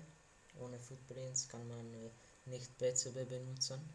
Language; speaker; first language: German; non-native, learner; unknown